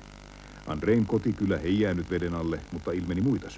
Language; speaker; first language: Finnish; native; Finnish